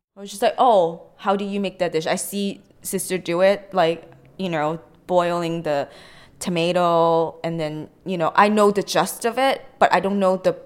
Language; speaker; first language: English; non-native, local second language; Cantonese